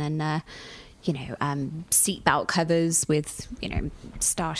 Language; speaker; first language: English; native; English